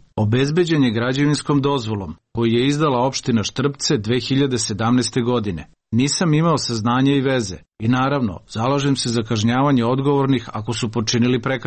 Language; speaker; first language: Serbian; non-native, learner; Pashto